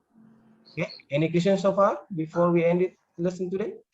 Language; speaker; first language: English; non-native, learner; Indonesian